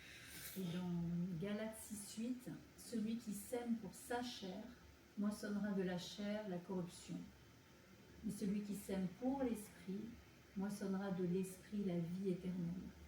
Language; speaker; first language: French; native; French